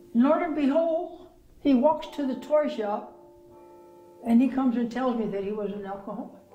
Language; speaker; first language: English; native; English